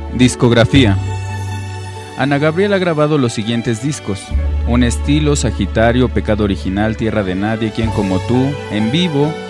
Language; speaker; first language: Spanish; native; Spanish